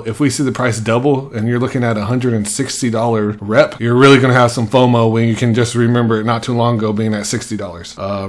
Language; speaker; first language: English; native; English